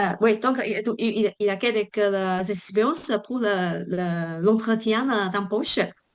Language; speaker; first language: French; non-native, learner; Chinese